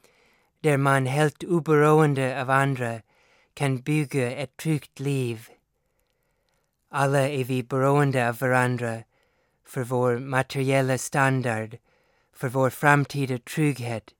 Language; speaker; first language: Swedish; non-native, fluent; English